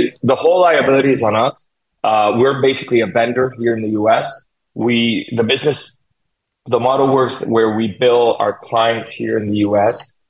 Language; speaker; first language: English; non-native, fluent; Spanish